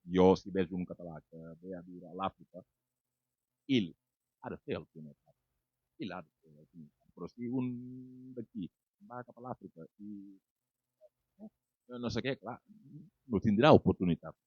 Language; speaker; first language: Catalan; non-native, fluent; Wolof